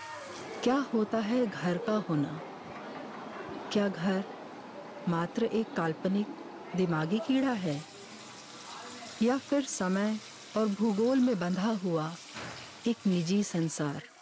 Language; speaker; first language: Hindi; native; Hindi